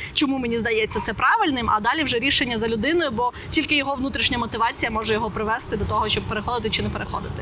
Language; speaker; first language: Ukrainian; non-native, local second language; Russian